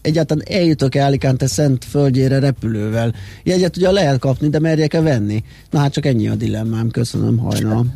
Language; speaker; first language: Hungarian; native; Hungarian